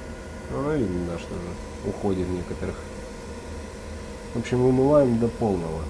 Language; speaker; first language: Russian; native; Russian